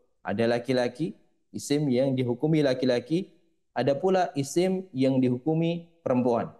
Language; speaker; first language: Indonesian; native; Indonesian